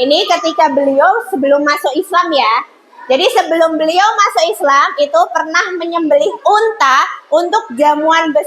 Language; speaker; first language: Indonesian; native; Indonesian